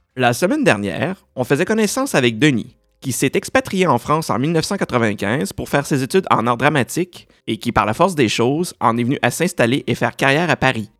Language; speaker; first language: French; native; French